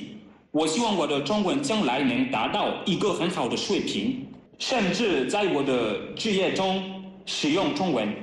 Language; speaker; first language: Chinese; non-native, learner; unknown